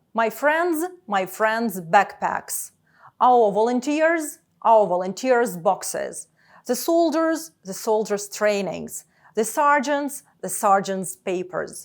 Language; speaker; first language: English; non-native, fluent; Ukrainian